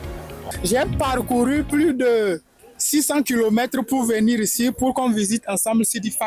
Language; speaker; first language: French; non-native, fluent; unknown